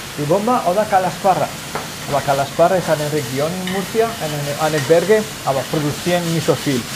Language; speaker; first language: German; non-native, learner; Spanish